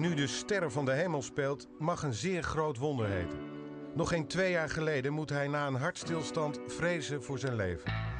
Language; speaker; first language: Dutch; native; Dutch